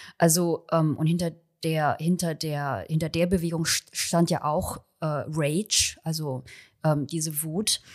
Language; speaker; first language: German; early bilingual, other home language; Chinese